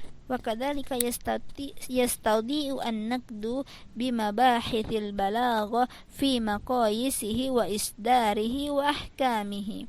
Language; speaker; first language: Arabic; non-native, fluent; Indonesian